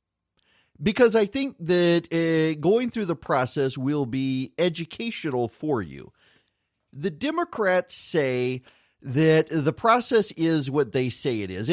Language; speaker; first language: English; native; English